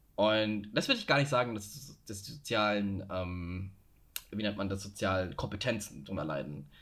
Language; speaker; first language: German; native; German